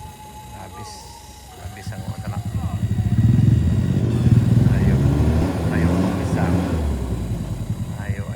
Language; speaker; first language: Indonesian; non-native, local second language; Minangkabau